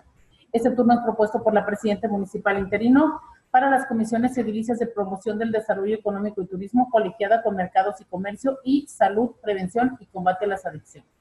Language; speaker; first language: Spanish; native; Spanish